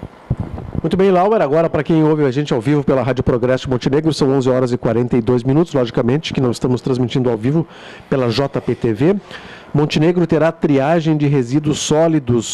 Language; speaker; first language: Portuguese; native; Portuguese